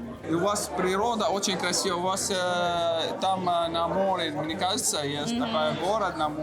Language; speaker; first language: Russian; non-native, learner; Arabic